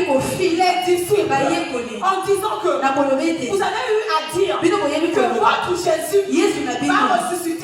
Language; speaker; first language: French; non-native, local second language; Lingala